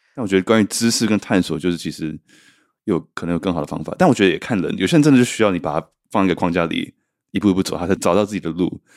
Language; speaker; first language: Chinese; native; Chinese